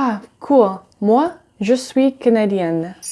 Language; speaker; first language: French; non-native, learner; English